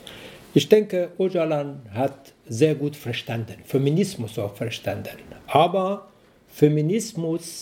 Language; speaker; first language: German; non-native, learner; Persian